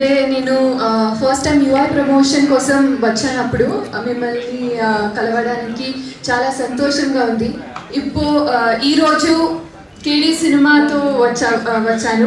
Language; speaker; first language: Telugu; non-native, learner; Kannada